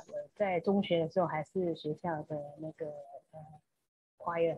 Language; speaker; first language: Chinese; native; Chinese